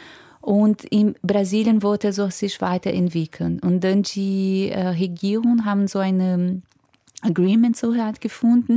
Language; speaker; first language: German; non-native, fluent; Portuguese